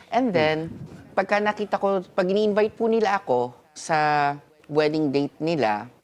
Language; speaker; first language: Filipino; native; Filipino